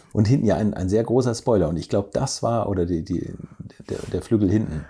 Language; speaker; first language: German; native; German